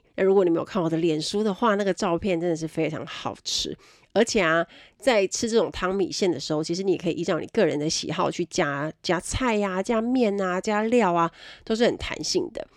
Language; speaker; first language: Chinese; native; Chinese